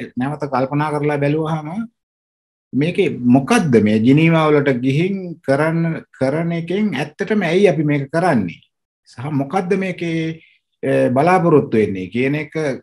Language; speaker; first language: Sinhala; native; Sinhala